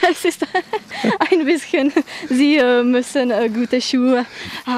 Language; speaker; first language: German; non-native, fluent; Czech